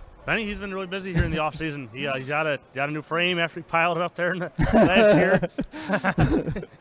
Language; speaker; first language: English; native; English